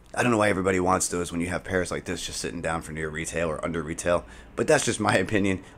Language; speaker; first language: English; native; English